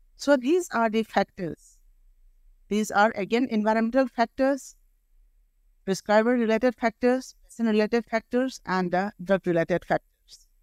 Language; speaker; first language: English; non-native, local second language; Manipuri